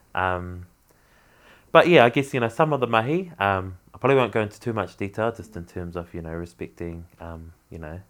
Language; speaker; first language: English; native; English